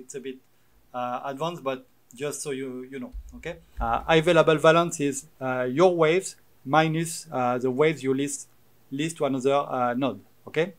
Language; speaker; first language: English; non-native, fluent; French